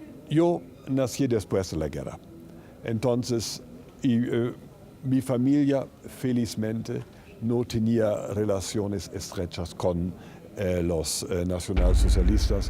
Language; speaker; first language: Spanish; non-native, fluent; German